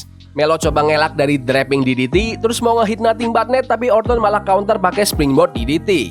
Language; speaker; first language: Indonesian; native; Indonesian